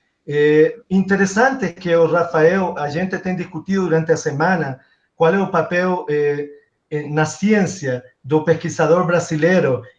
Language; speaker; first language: Portuguese; non-native, fluent; Spanish